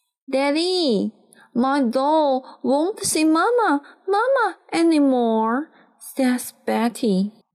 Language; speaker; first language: English; non-native, fluent; Chinese